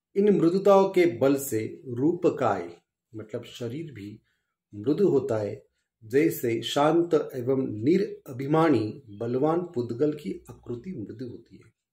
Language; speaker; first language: Hindi; non-native, local second language; Marathi